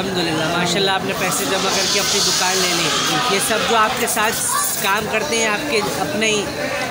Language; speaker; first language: Hindi; native; Hindi